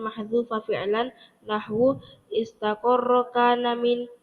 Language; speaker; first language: Arabic; non-native, learner; Indonesian